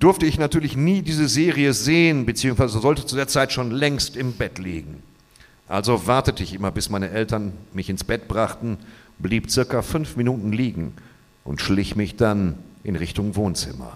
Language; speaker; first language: German; native; German